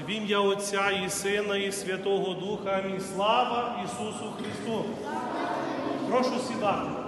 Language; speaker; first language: Ukrainian; native; Ukrainian